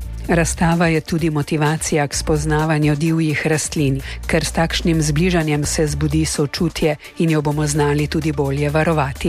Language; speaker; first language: Slovenian; native; Slovenian